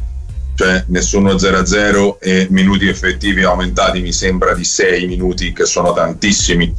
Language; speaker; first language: Italian; native; Italian